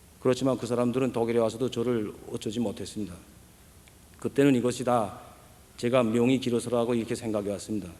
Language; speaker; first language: Korean; native; Korean